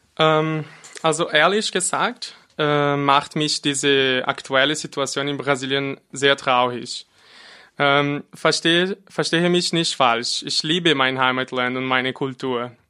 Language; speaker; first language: German; non-native, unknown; Portuguese